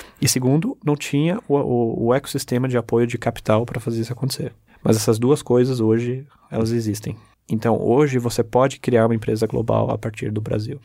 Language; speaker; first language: Portuguese; early bilingual, other home language; German